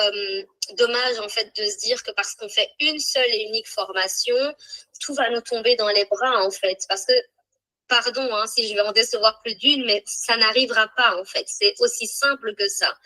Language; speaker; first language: French; native; French